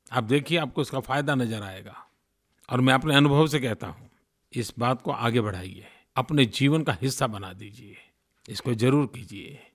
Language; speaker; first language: Hindi; non-native, local second language; Gujarati